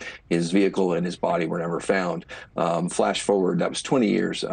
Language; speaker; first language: English; native; English